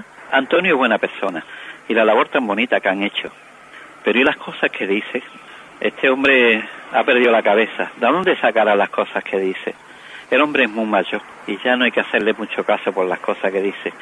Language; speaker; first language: Spanish; native; Spanish